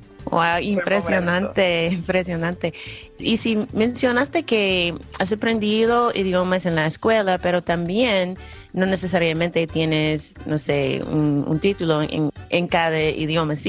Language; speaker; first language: Spanish; non-native, fluent; English